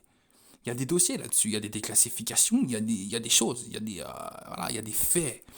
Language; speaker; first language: French; native; French